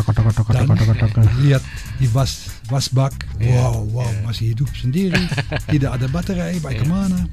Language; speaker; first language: Indonesian; non-native, fluent; Dutch